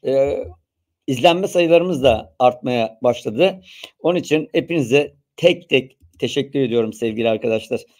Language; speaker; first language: Turkish; native; Turkish